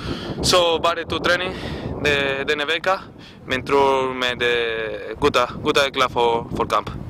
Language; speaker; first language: Norwegian; non-native, learner; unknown